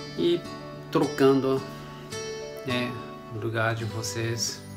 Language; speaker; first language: Portuguese; non-native, learner; Japanese